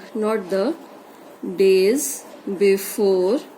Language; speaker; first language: English; non-native, local second language; Punjabi